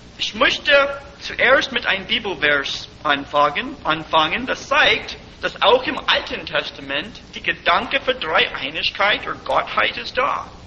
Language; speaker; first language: German; non-native, fluent; English